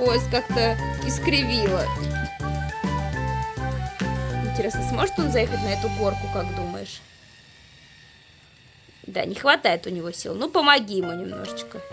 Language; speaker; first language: Russian; native; Russian